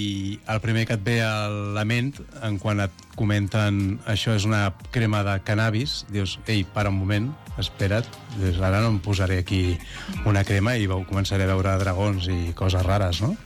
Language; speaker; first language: Catalan; native; Catalan